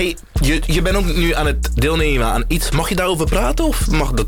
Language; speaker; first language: Dutch; native; Dutch